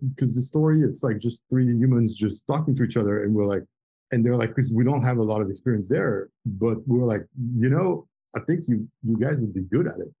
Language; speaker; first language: English; non-native, fluent; French